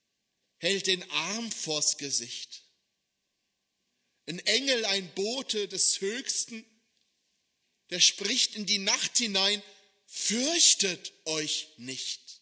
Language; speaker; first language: German; native; German